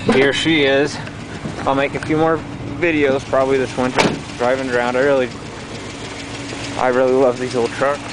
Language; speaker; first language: English; native; English